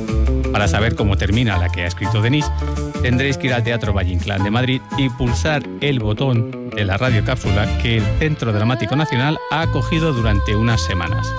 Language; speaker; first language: Spanish; native; Spanish